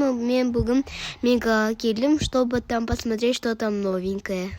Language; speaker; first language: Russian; non-native, local second language; Kazakh